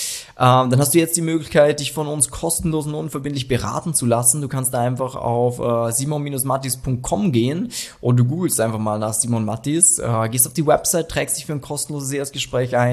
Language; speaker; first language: German; native; German